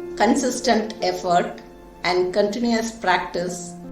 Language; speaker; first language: English; non-native, local second language; Tamil